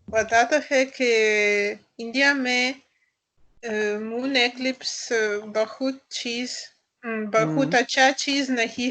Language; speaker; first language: Hindi; non-native, learner; Russian